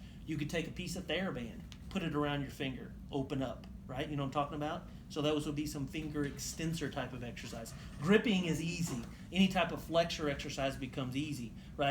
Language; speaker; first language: English; native; English